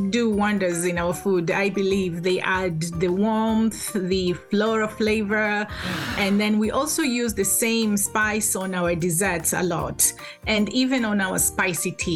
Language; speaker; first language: English; non-native, local second language; Swahili